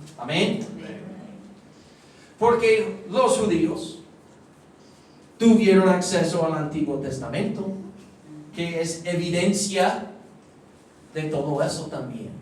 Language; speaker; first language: Spanish; non-native, fluent; English